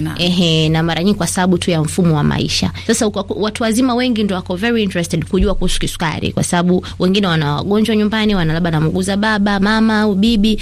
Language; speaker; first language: Swahili; native; Swahili